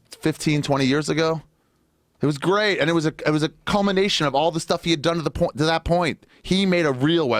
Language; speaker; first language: English; native; English